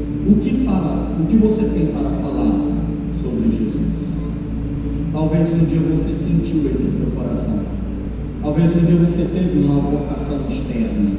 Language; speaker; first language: Portuguese; native; Portuguese